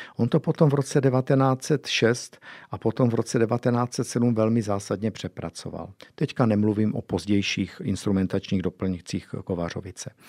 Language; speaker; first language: Czech; native; Czech